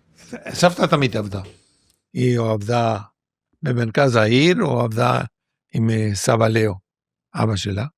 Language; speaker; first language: Hebrew; non-native, fluent; Spanish